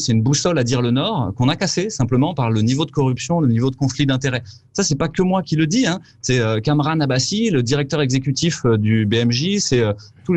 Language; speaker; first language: French; native; French